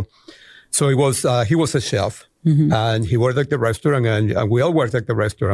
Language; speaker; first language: English; non-native, fluent; Spanish